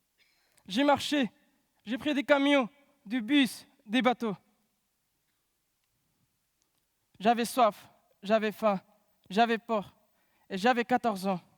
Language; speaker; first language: French; non-native, learner; Pashto